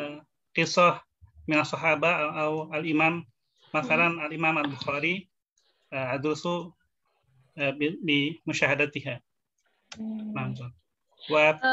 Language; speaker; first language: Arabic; non-native, learner; Indonesian